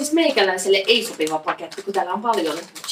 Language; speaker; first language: Finnish; native; Finnish